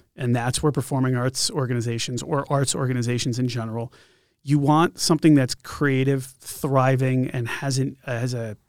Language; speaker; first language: English; native; English